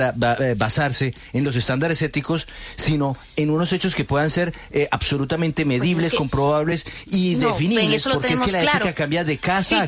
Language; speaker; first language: Spanish; native; Spanish